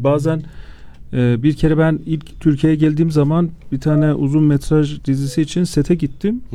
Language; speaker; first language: Turkish; non-native, fluent; Azerbaijani